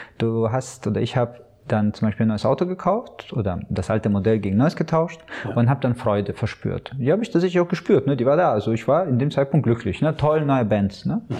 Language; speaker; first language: German; early bilingual, other home language; Russian